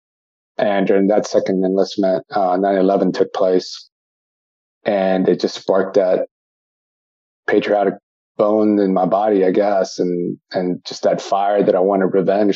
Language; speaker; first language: English; native; English